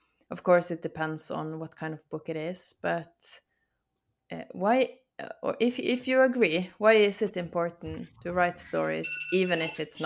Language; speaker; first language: English; non-native, fluent; Norwegian